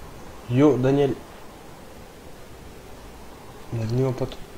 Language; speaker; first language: French; native; French